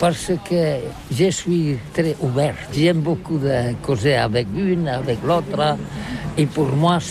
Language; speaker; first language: French; non-native, learner; Catalan